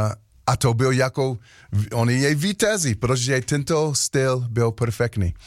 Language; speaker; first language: Czech; non-native, learner; English